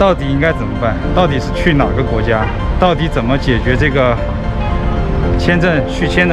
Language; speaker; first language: Chinese; native; Chinese